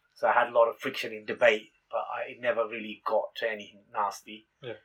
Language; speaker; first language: English; native; English